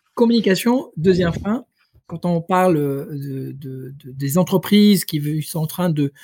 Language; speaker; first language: French; non-native, local second language; Arabic